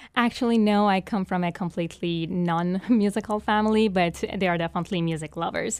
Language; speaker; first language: English; non-native, fluent; Persian